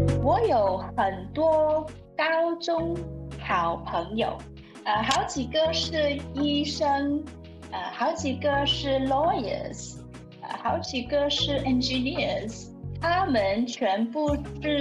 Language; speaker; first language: Chinese; non-native, learner; English